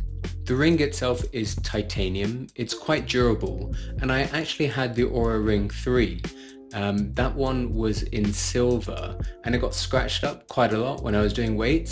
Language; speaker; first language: English; native; English